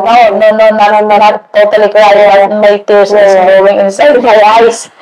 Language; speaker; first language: English; non-native, learner; Indonesian